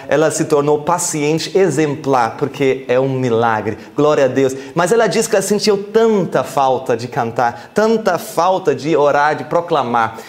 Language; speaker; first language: Portuguese; non-native, fluent; German